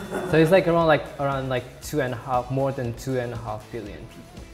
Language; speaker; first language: English; non-native, fluent; Indonesian